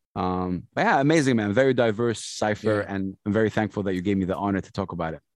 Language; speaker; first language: English; non-native, fluent; Arabic